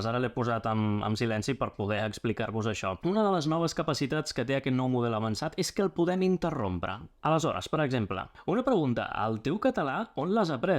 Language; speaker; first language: Catalan; native; Catalan